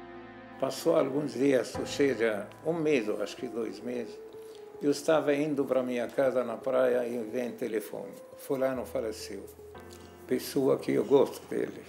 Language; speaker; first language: Portuguese; non-native, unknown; Arabic